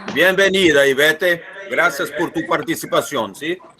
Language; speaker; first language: Spanish; non-native, learner; Portuguese